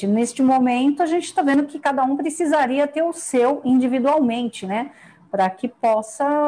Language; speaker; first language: Portuguese; native; Portuguese